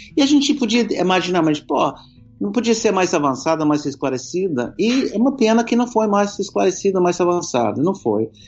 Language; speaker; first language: Portuguese; non-native, fluent; English